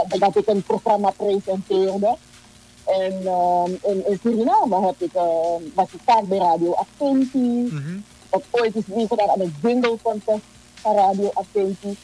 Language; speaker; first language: Dutch; native; Dutch